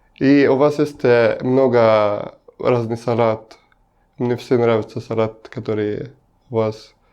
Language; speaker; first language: Russian; non-native, learner; Arabic